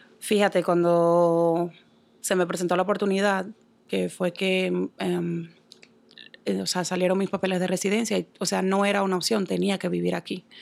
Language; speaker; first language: Spanish; native; Spanish